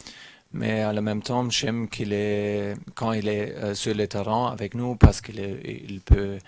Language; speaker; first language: French; non-native, learner; German